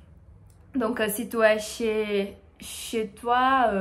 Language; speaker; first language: French; non-native, learner; Portuguese